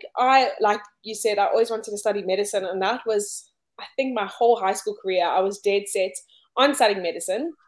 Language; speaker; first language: English; native; English